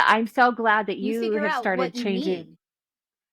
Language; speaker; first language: English; native; English